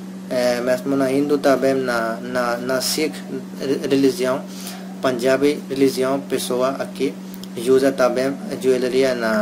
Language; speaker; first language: Portuguese; non-native, learner; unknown